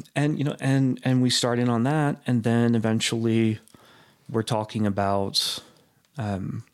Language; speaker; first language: English; native; English